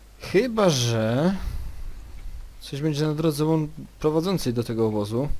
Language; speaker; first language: Polish; native; Polish